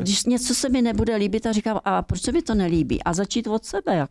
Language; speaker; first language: Czech; native; Czech